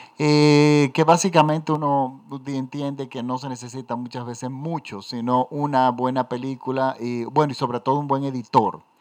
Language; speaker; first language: Spanish; native; Spanish